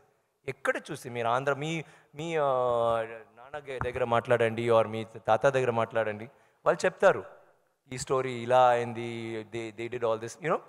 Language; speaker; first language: Telugu; non-native, learner; Tamil